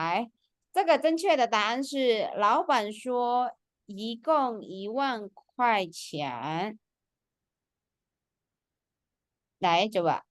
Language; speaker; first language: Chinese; non-native, fluent; Indonesian